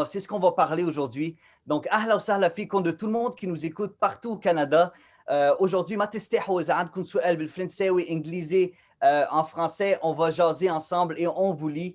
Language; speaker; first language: French; native; French